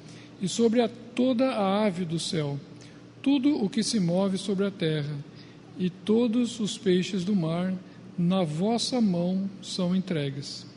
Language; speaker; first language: Portuguese; native; Portuguese